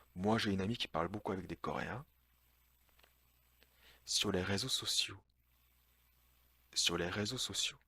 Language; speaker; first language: French; non-native, fluent; Korean